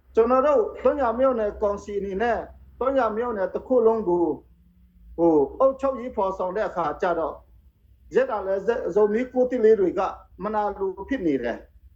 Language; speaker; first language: Burmese; non-native, local second language; Tedim Chin